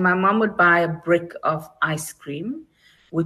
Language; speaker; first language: English; native; English